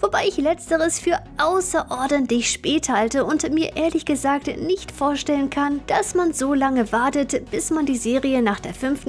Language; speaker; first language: German; native; German